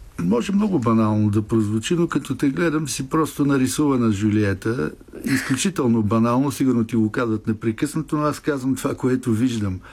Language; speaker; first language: Bulgarian; native; Bulgarian